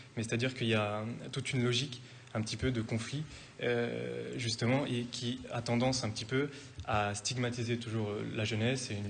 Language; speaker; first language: French; native; French